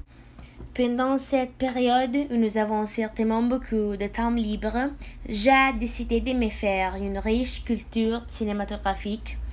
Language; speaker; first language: French; non-native, fluent; Italian